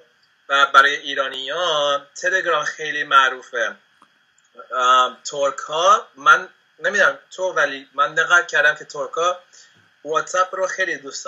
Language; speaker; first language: Persian; non-native, fluent; Spanish